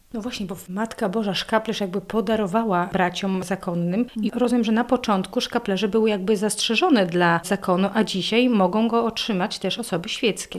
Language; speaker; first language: Polish; native; Polish